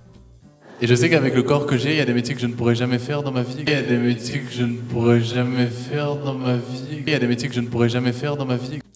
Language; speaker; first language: French; native; French